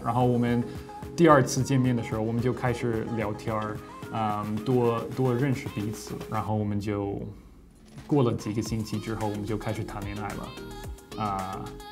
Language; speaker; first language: Chinese; non-native, fluent; English